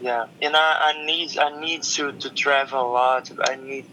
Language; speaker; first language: English; non-native, learner; Portuguese